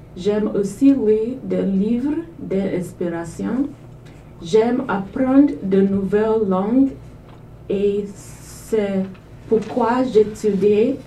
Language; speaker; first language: French; non-native, learner; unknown